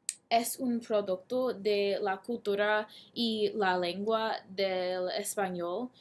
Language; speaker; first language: Spanish; non-native, learner; English